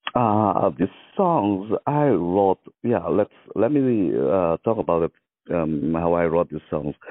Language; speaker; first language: English; non-native, local second language; Mizo